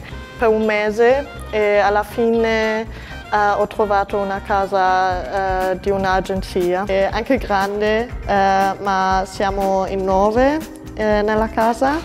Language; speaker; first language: Italian; non-native, learner; German